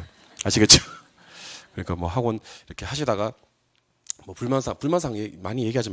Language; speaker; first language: Korean; native; Korean